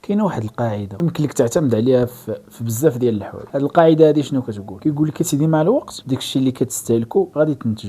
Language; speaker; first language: Arabic; native; Arabic